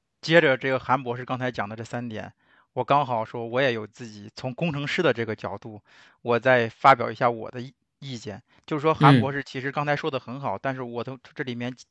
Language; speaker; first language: Chinese; native; Chinese